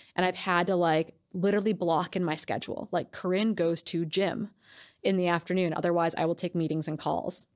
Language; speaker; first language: English; native; English